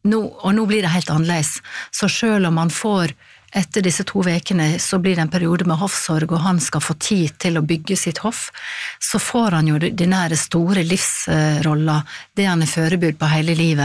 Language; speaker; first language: Norwegian; native; Norwegian